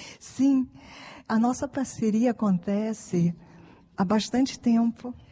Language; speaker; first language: Portuguese; non-native, fluent; Japanese